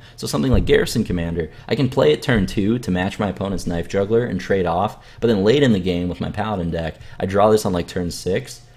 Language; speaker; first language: English; native; English